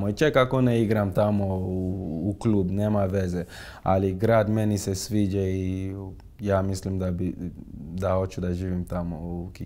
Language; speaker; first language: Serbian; non-native, fluent; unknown